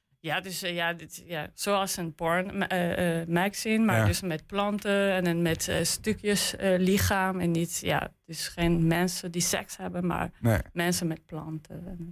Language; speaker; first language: Dutch; non-native, learner; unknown